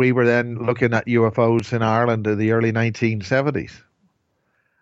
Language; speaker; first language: English; native; English